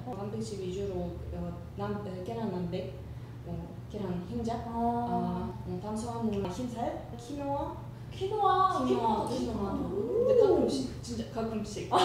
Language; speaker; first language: Korean; non-native, learner; Russian